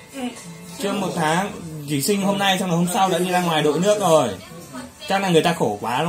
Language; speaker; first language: Vietnamese; native; Vietnamese